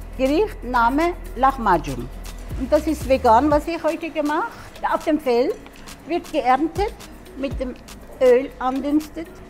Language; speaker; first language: German; non-native, learner; Turkish